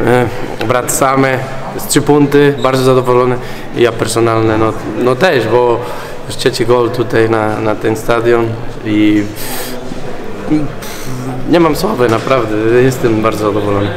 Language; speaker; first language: Polish; non-native, learner; Spanish